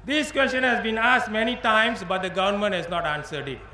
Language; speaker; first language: English; non-native, local second language; Tamil